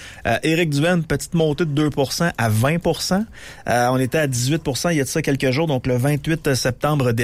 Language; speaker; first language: French; native; French